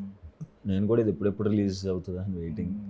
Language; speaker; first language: Telugu; native; Telugu